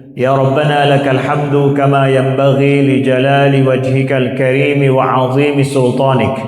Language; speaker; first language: Malay; non-native, local second language; Achinese